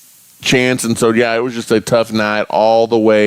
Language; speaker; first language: English; native; English